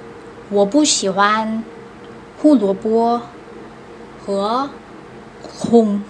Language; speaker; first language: Chinese; non-native, learner; Vietnamese